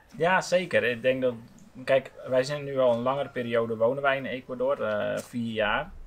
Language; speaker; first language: Dutch; native; Dutch